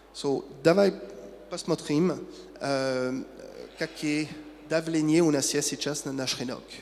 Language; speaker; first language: Russian; non-native, learner; French